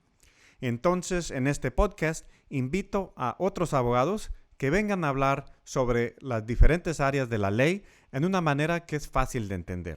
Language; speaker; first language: Spanish; early bilingual, heritage; Spanish